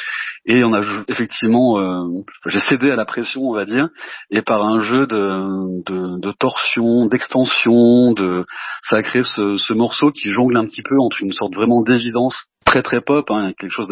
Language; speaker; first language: French; native; French